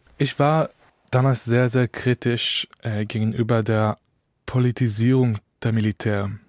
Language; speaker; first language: German; non-native, fluent; Hebrew